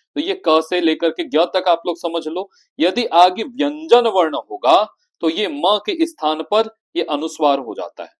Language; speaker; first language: Hindi; native; Hindi